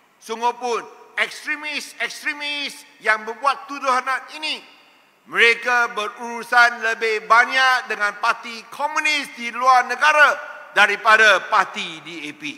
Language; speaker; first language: Malay; non-native, local second language; Chinese